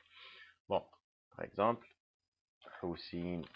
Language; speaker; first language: French; non-native, local second language; Arabic